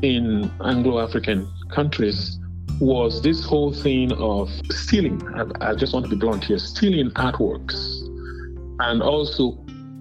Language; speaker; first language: English; non-native, local second language; Igbo